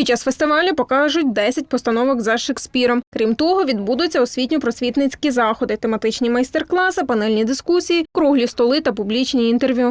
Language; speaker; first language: Ukrainian; native; Ukrainian